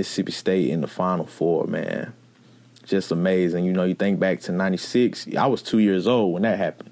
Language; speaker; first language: English; native; English